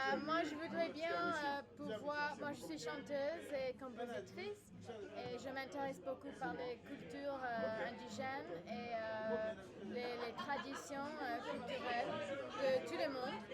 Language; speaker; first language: French; non-native, fluent; English